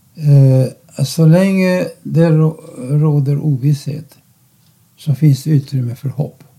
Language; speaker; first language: Swedish; non-native, fluent; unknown